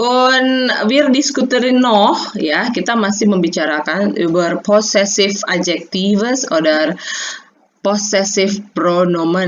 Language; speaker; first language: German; non-native, learner; Indonesian